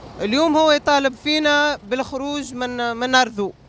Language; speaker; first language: Arabic; native; Arabic